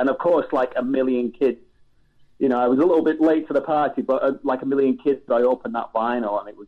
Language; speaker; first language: English; native; English